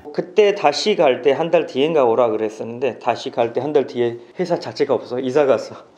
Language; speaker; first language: Korean; non-native, fluent; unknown